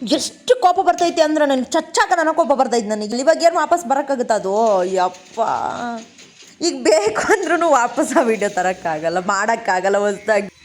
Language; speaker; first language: Kannada; native; Kannada